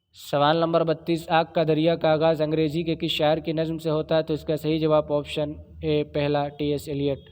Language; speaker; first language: Urdu; native; Urdu